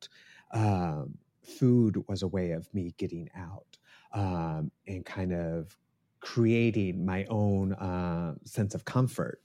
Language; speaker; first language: English; native; English